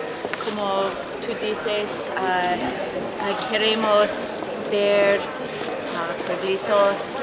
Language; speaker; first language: Spanish; non-native, fluent; English